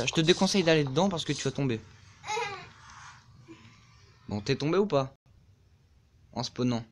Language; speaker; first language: French; native; French